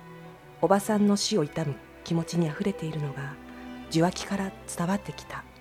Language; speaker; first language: Japanese; native; Japanese